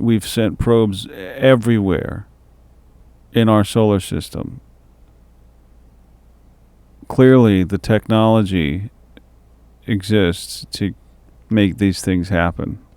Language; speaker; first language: English; native; English